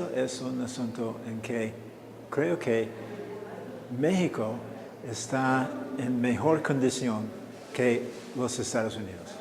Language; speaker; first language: Spanish; non-native, fluent; English